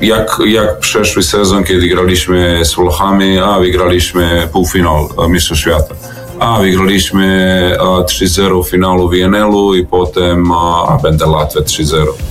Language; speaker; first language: Polish; non-native, fluent; Serbian